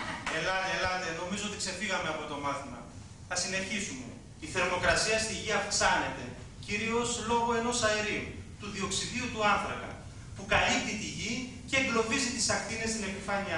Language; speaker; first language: Greek; native; Greek